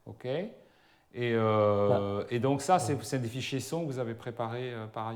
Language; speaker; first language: French; native; French